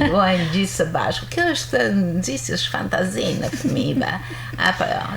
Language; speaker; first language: Albanian; native; Albanian